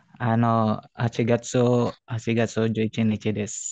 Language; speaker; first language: Japanese; non-native, learner; Filipino